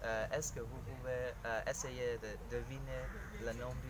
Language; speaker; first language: French; non-native, learner; Vietnamese